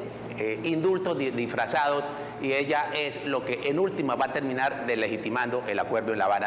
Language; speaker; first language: Spanish; native; Spanish